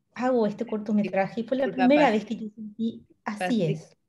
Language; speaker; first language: Spanish; native; Spanish